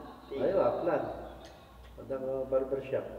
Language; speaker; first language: Arabic; non-native, learner; Filipino